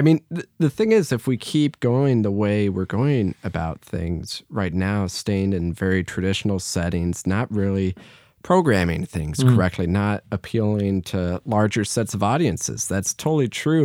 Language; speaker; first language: English; native; English